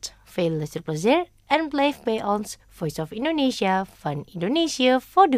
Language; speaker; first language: Dutch; non-native, learner; Indonesian